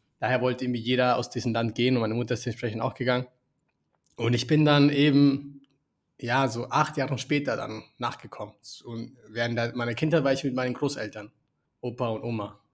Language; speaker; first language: German; early bilingual, other home language; Spanish